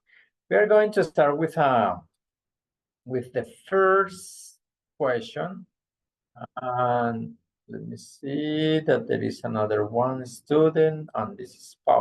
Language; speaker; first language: English; non-native, fluent; Spanish